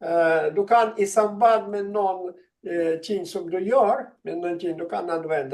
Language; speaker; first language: Swedish; non-native, learner; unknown